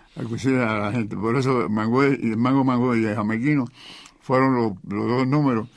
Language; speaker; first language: Spanish; native; Spanish